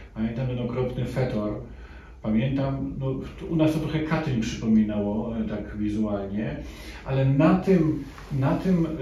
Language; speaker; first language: Polish; native; Polish